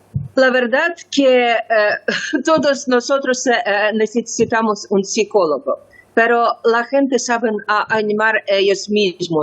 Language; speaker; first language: Spanish; non-native, learner; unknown